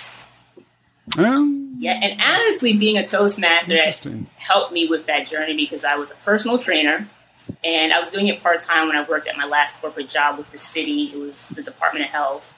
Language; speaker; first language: English; native; English